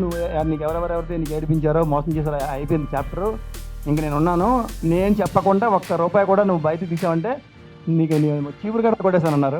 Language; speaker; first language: Telugu; native; Telugu